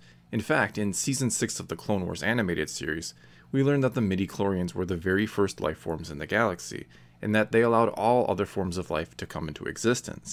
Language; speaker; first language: English; native; English